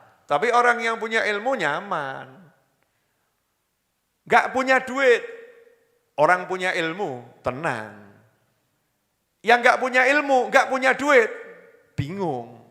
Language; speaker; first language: Indonesian; native; Indonesian